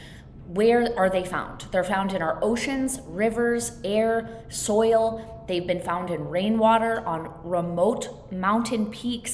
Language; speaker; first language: English; native; English